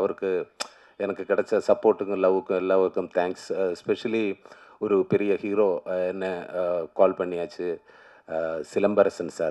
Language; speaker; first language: Tamil; non-native, learner; Malayalam